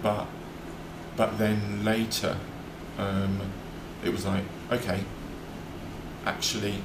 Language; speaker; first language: English; native; English